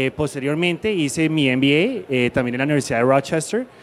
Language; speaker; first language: Spanish; early bilingual, heritage; Spanish